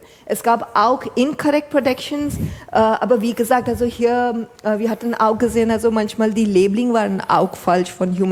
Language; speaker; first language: German; non-native, fluent; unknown